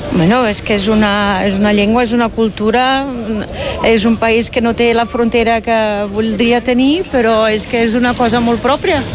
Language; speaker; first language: Catalan; non-native, fluent; German